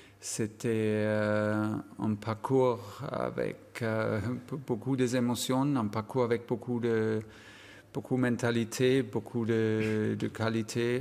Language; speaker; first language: French; non-native, learner; German